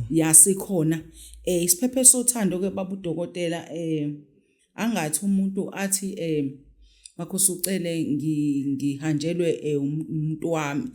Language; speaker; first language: Zulu; native; Zulu